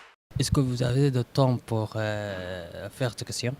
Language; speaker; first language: French; non-native, learner; Arabic